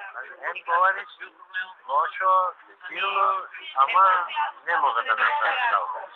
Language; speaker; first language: Bulgarian; non-native, learner; Turkish